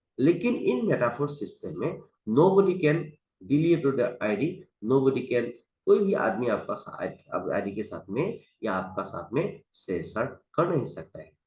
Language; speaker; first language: Hindi; non-native, local second language; Assamese